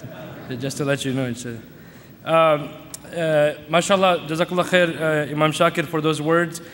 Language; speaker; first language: English; native; English